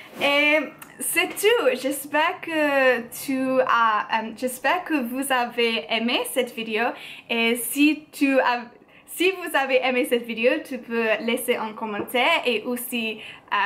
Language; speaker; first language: French; non-native, learner; English